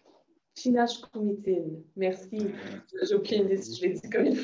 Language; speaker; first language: French; native; French